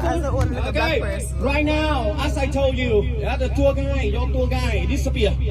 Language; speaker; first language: English; non-native, learner; Vietnamese